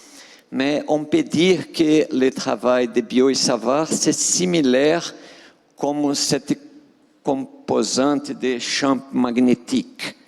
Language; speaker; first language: French; non-native, fluent; Portuguese